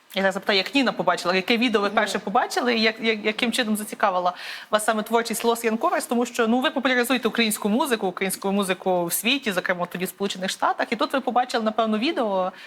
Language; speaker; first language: Ukrainian; native; Ukrainian